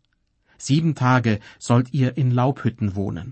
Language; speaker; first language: German; native; German